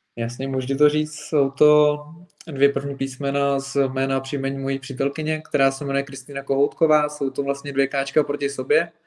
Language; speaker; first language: Czech; native; Czech